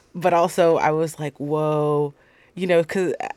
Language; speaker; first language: English; non-native, fluent; Spanish